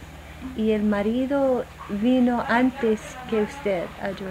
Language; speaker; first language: Spanish; non-native, fluent; English